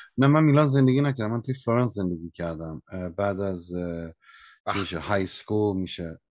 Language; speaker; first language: Persian; early bilingual, heritage; Persian